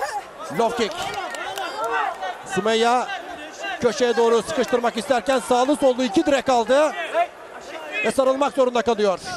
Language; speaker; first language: Turkish; native; Turkish